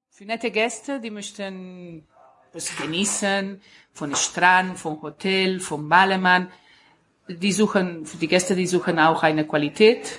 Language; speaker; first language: German; non-native, learner; Spanish